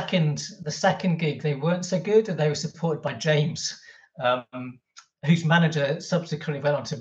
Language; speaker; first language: English; native; English